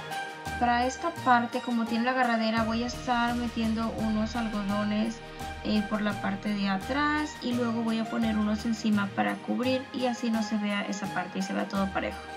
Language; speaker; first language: Spanish; native; Spanish